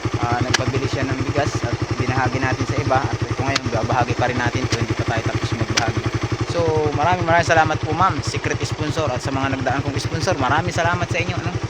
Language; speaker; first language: Filipino; native; Filipino